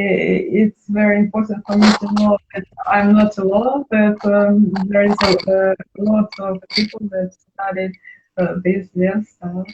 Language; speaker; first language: English; non-native, learner; Russian